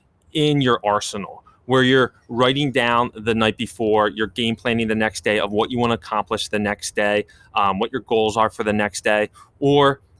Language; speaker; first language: English; native; English